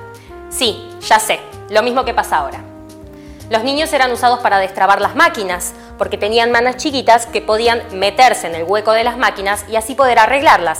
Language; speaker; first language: Spanish; native; Spanish